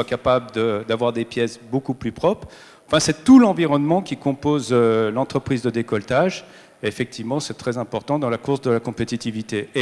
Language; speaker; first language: French; native; French